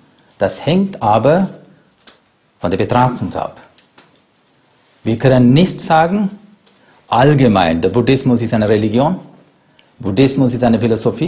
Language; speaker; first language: German; non-native, fluent; Sinhala